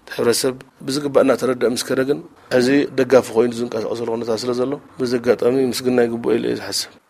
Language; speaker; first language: Tigrinya; native; Tigrinya